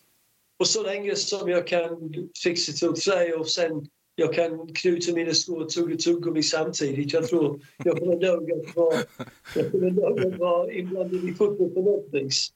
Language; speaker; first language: Swedish; non-native, fluent; English